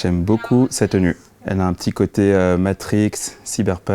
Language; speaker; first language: French; native; French